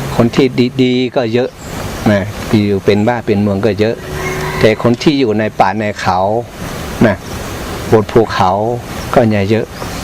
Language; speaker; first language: Thai; non-native, local second language; Hmong